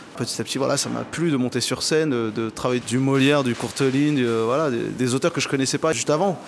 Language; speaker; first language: French; early bilingual, other home language; Arabic